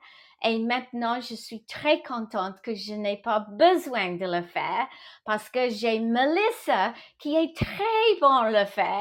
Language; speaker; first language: French; non-native, fluent; English